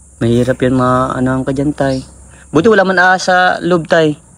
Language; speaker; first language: Filipino; non-native, local second language; Bikol